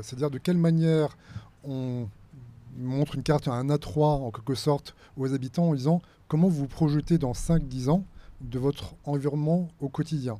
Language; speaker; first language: French; native; French